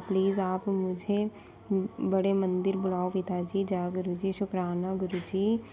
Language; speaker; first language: Hindi; non-native, local second language; Punjabi